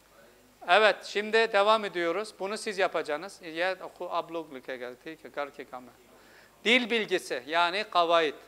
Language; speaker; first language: Turkish; non-native, fluent; Urdu